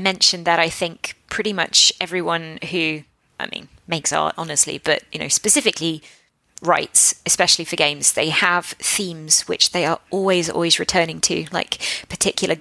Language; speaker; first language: English; native; English